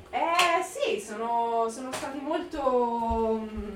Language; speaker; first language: Italian; native; Italian